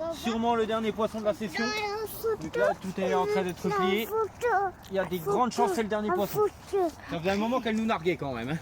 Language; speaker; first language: French; native; French